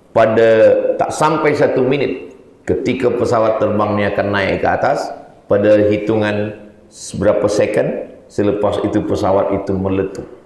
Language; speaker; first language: Malay; native; Malay